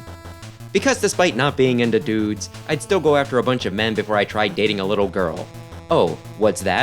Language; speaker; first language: English; native; English